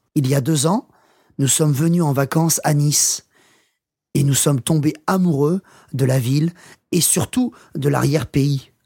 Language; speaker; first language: French; non-native, learner; English